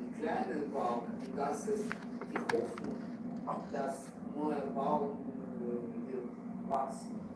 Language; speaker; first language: German; non-native, learner; Ukrainian